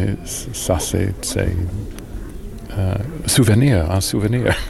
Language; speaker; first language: French; non-native, learner; English